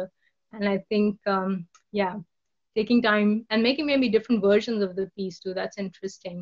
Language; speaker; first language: English; non-native, local second language; Bangla